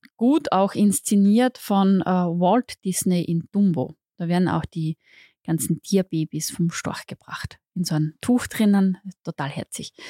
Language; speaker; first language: German; native; German